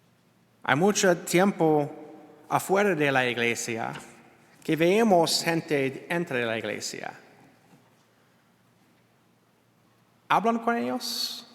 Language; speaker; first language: Spanish; non-native, learner; English